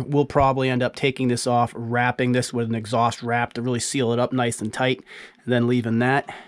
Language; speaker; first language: English; native; English